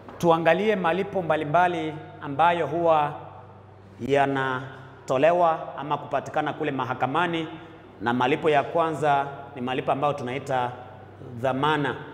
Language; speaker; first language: Swahili; non-native, local second language; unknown